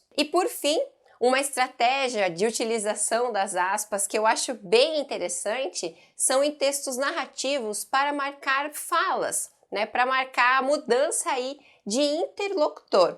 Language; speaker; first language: Portuguese; native; Portuguese